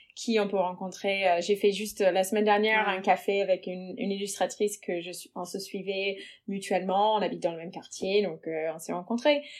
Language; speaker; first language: French; non-native, fluent; English